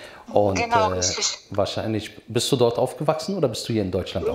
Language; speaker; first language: German; native; German